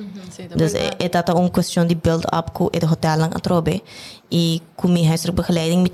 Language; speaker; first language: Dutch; non-native, local second language; Papiamento